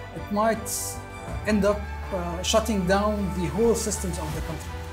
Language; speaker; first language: English; early bilingual, other home language; Arabic